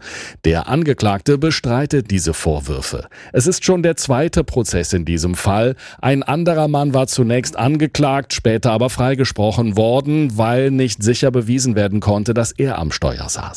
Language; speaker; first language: German; native; German